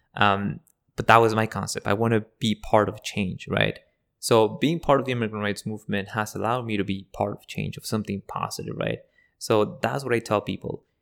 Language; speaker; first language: English; early bilingual, other home language; Spanish